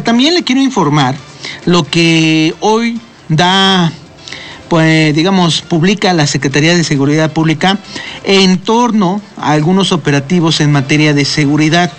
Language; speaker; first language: Spanish; native; Spanish